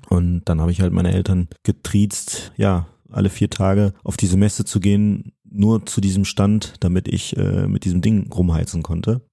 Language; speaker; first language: German; early bilingual, other home language; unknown